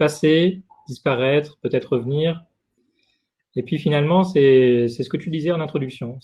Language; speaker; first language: French; native; French